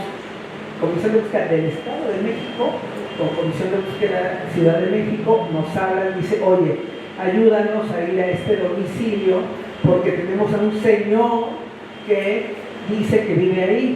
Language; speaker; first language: Spanish; native; Spanish